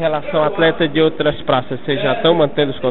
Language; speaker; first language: Portuguese; native; Portuguese